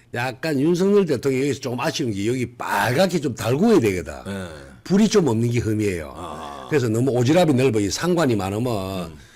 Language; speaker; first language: Korean; native; Korean